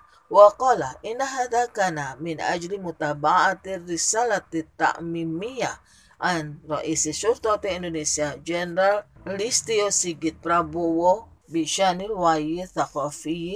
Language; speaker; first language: Arabic; non-native, fluent; Indonesian